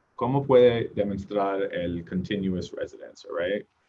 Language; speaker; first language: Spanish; non-native, learner; English